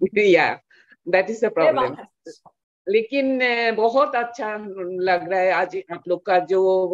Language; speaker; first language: Hindi; non-native, local second language; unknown